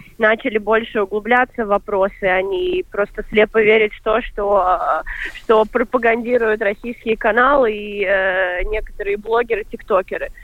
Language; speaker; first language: Russian; native; Russian